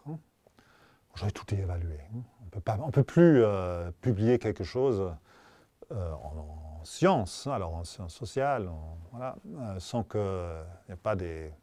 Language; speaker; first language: French; non-native, fluent; German